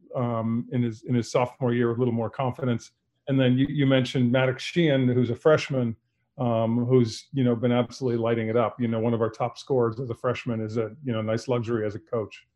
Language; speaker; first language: English; native; English